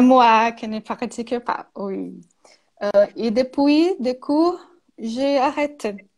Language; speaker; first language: French; non-native, learner; Portuguese